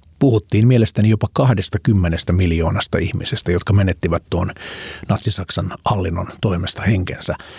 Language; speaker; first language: Finnish; native; Finnish